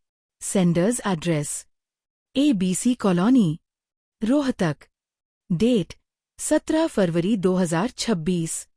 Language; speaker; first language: English; non-native, fluent; Hindi